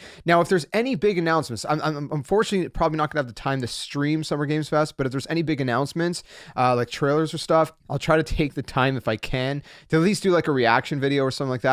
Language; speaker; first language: English; native; English